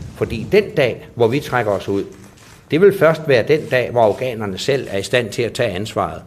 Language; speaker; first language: Danish; native; Danish